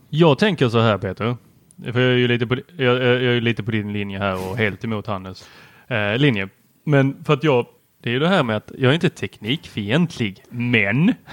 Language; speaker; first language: Swedish; native; Swedish